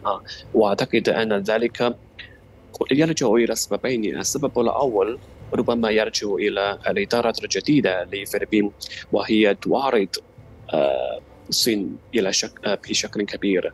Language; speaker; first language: Arabic; non-native, fluent; Chinese